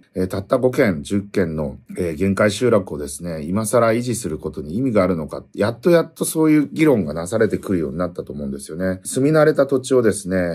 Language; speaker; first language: Japanese; native; Japanese